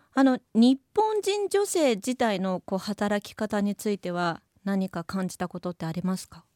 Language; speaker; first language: Japanese; native; Japanese